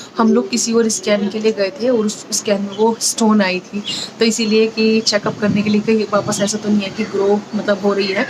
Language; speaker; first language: Hindi; native; Hindi